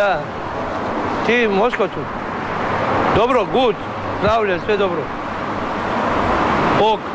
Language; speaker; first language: Russian; non-native, learner; Croatian